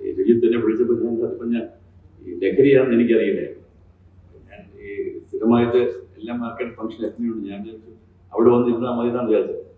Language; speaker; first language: Malayalam; non-native, local second language; Tamil